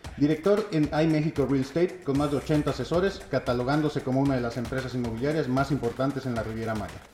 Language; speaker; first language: Spanish; native; Spanish